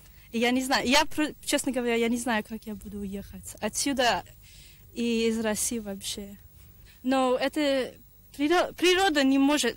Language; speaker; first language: Russian; non-native, fluent; English